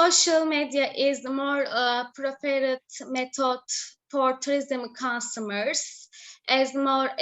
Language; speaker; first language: English; non-native, learner; Turkish